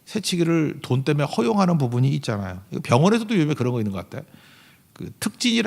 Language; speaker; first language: Korean; native; Korean